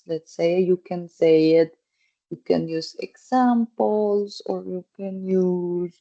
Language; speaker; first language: English; non-native, fluent; Spanish